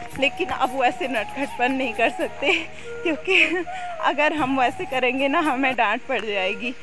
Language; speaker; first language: Hindi; native; Hindi